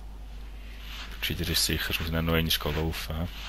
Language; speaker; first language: German; native; German